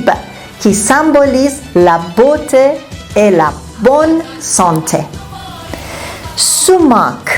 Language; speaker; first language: French; non-native, fluent; Persian